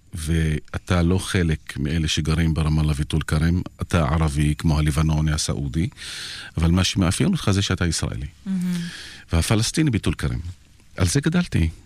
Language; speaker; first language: Hebrew; non-native, local second language; Arabic